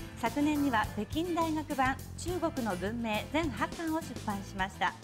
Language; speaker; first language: Japanese; native; Japanese